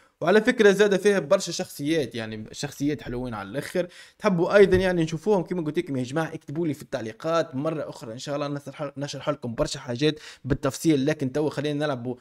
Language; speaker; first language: Arabic; native; Arabic